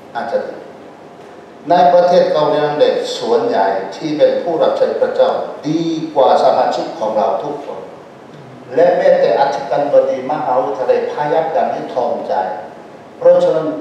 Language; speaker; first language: Thai; non-native, fluent; Korean